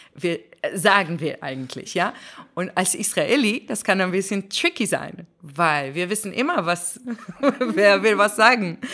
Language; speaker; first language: German; non-native, fluent; Hebrew